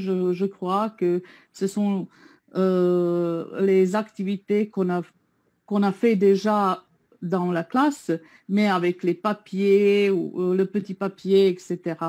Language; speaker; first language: French; non-native, fluent; Serbian